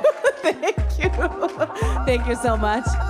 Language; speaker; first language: English; non-native, learner; Japanese